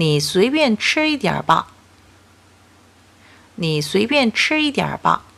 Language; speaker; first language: Chinese; non-native, fluent; Korean